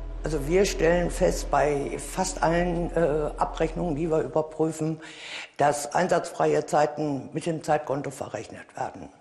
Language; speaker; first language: German; native; German